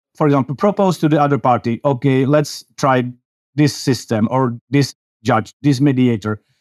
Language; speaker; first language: English; non-native, fluent; Czech